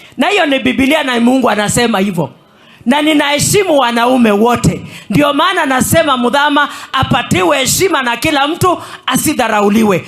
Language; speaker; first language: Swahili; non-native, local second language; Kamba